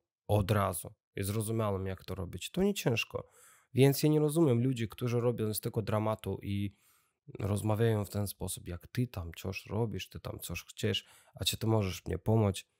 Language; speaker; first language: Polish; non-native, learner; Russian